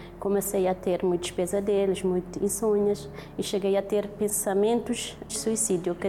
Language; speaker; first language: Portuguese; non-native, local second language; Kabuverdianu